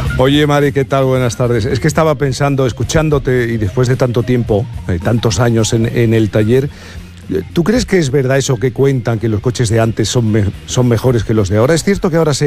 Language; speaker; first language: Spanish; native; Spanish